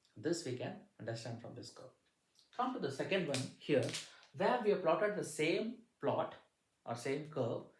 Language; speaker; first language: English; non-native, local second language; Tamil